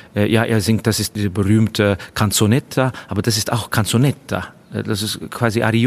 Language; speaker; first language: German; non-native, fluent; Estonian